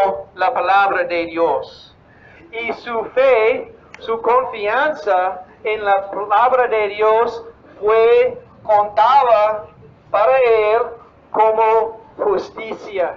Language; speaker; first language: Spanish; non-native, fluent; English